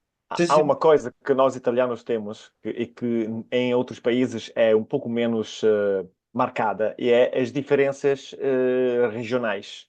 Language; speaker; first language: Portuguese; non-native, fluent; Italian